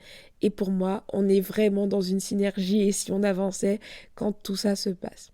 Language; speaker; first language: French; native; French